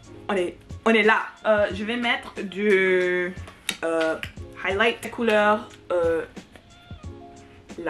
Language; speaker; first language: French; non-native, learner; English